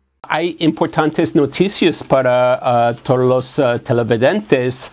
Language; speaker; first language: Spanish; non-native, fluent; English